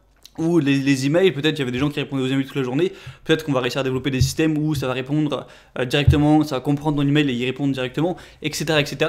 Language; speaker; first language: French; native; French